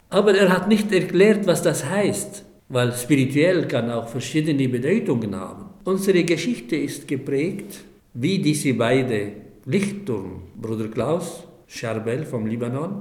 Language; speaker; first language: German; non-native, fluent; Arabic